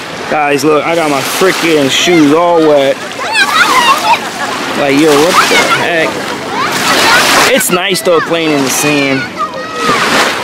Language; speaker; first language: English; early bilingual, other home language; Spanish